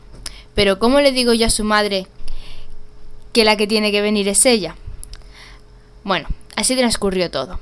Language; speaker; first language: Spanish; native; Spanish